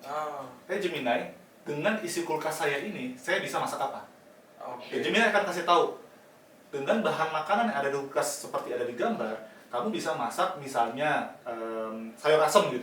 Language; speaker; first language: Indonesian; native; Indonesian